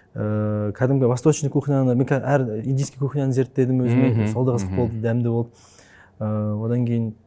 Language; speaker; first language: Kazakh; native; Kazakh